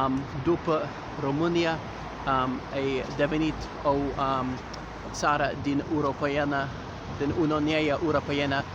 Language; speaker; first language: Romanian; non-native, learner; English